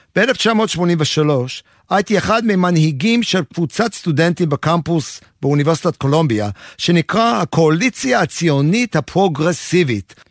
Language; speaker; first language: Hebrew; non-native, fluent; English